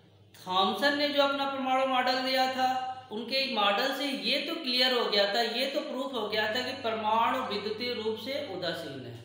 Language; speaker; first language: Hindi; native; Hindi